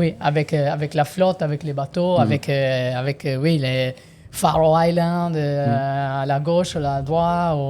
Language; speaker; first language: French; non-native, learner; Italian